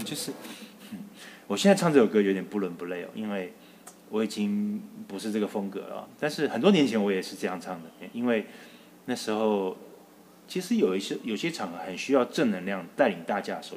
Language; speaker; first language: Chinese; native; Chinese